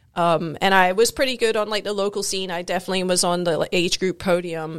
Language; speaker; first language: English; native; English